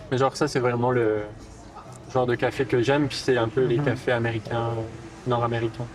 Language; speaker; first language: French; native; French